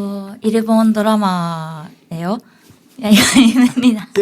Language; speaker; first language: Korean; non-native, learner; Japanese